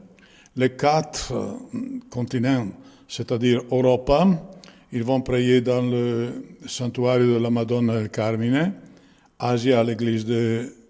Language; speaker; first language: French; non-native, learner; Italian